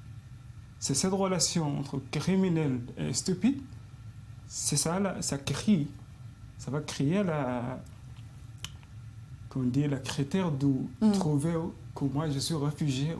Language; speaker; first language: French; non-native, fluent; Arabic